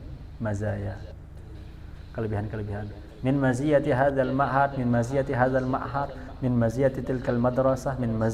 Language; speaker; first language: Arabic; non-native, fluent; Indonesian